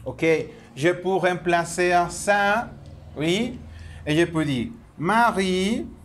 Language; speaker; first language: French; non-native, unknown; Spanish